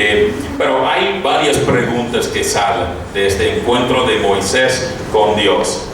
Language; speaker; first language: Spanish; non-native, fluent; English